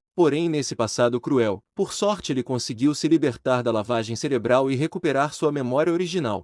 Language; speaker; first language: Portuguese; native; Portuguese